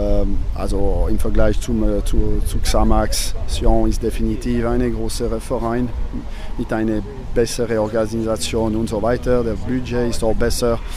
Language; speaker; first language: German; non-native, fluent; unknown